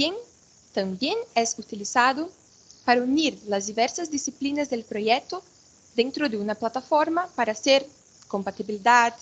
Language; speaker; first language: Spanish; non-native, fluent; Portuguese